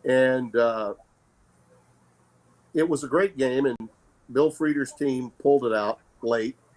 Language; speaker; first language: English; native; English